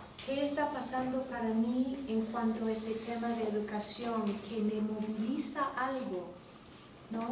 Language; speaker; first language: Spanish; non-native, fluent; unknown